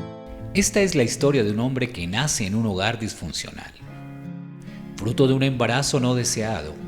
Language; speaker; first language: Spanish; native; Spanish